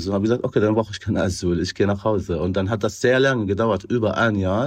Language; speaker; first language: German; non-native, fluent; Arabic